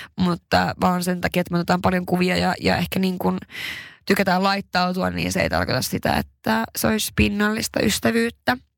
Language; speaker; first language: Finnish; early bilingual, heritage; Swedish